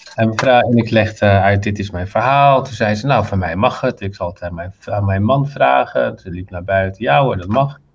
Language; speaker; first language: Dutch; non-native, fluent; Arabic